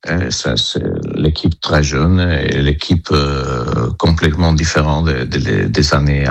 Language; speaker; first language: French; non-native, fluent; Italian